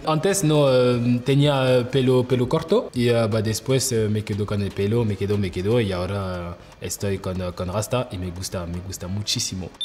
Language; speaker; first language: Spanish; non-native, learner; French